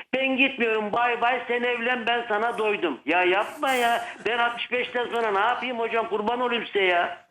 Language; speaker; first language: Turkish; native; Turkish